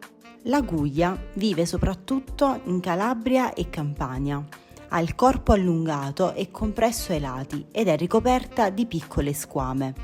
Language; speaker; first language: Italian; native; Italian